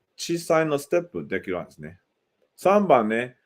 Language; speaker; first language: Japanese; non-native, learner; English